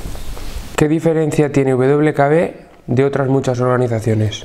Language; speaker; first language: Spanish; non-native, fluent; Russian